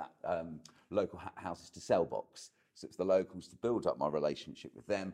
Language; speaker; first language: English; native; English